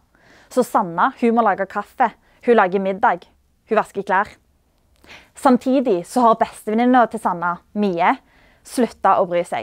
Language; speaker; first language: Norwegian; native; Norwegian